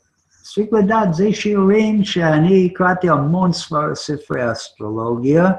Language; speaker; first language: Hebrew; non-native, fluent; English